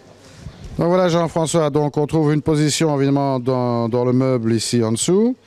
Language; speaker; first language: French; native; French